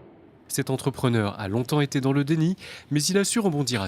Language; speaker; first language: French; native; French